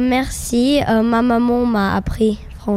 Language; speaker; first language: French; non-native, learner; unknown